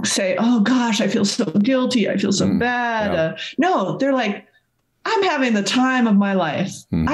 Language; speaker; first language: English; native; English